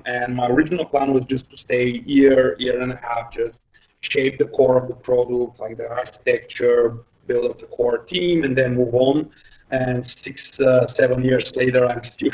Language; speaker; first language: English; non-native, fluent; Bulgarian